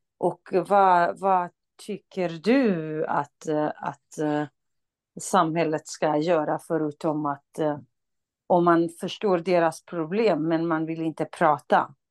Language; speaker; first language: Swedish; non-native, fluent; Kurdish